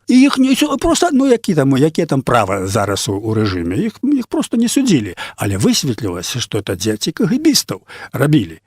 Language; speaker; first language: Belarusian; native; Belarusian